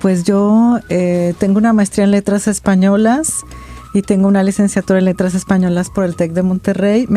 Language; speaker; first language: Spanish; native; Spanish